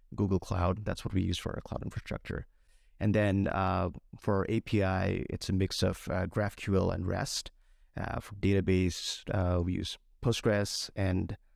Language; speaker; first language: English; non-native, local second language; Bangla